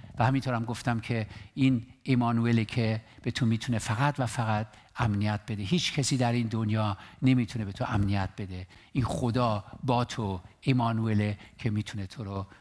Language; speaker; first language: Persian; non-native, local second language; Armenian